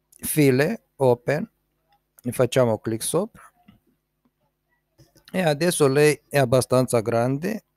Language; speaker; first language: Italian; non-native, learner; Romanian